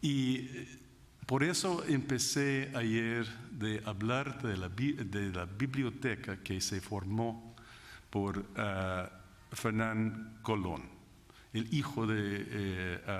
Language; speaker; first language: Spanish; non-native, fluent; English